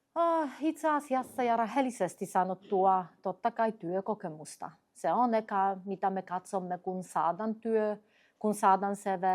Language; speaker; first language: Finnish; non-native, fluent; Polish